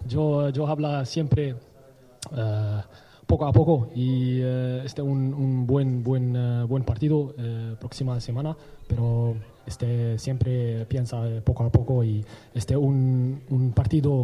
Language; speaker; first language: Spanish; non-native, learner; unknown